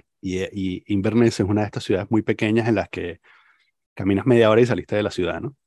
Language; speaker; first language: Spanish; native; Spanish